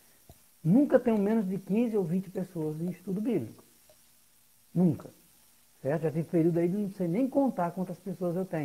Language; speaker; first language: Portuguese; native; Portuguese